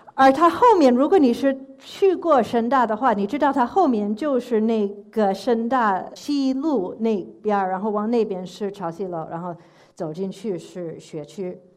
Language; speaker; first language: Chinese; non-native, fluent; English